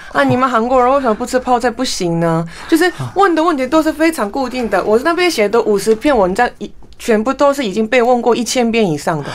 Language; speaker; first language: Chinese; non-native, fluent; Korean